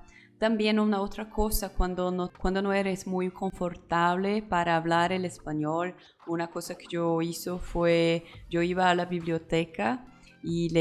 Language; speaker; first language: Spanish; non-native, learner; Portuguese